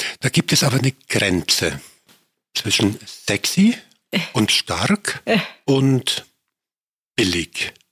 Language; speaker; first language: German; native; German